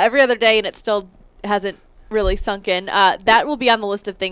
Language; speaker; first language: English; native; English